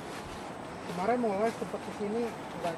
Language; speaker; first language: Indonesian; native; Indonesian